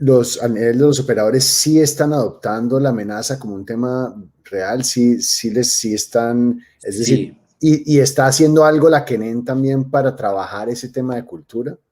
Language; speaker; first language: Spanish; native; Spanish